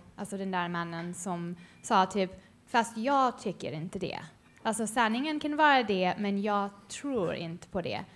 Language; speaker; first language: Swedish; non-native, fluent; English